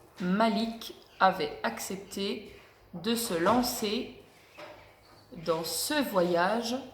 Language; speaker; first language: French; native; French